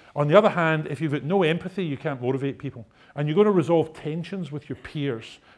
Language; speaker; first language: English; native; English